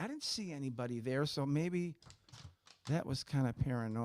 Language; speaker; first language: English; native; English